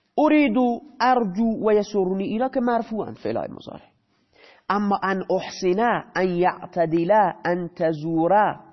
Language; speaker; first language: Persian; non-native, local second language; Baluchi